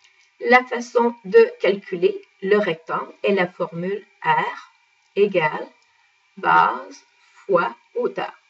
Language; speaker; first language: French; native; French